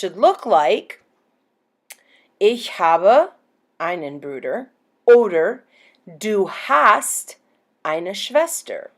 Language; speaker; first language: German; non-native, learner; English